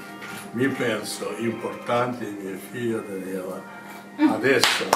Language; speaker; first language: Italian; non-native, learner; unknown